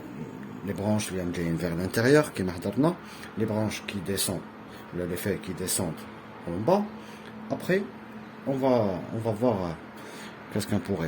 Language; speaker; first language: French; non-native, local second language; Arabic